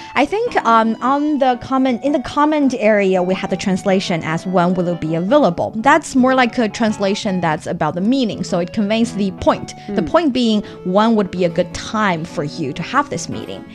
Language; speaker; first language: English; non-native, fluent; Chinese